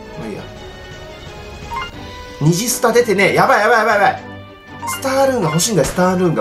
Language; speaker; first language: Japanese; native; Japanese